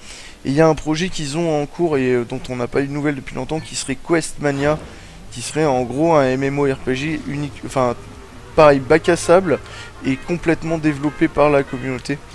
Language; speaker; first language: French; native; French